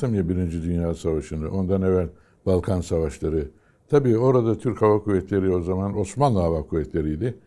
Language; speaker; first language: Turkish; native; Turkish